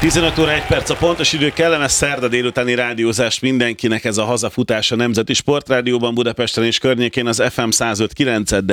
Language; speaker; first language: Hungarian; native; Hungarian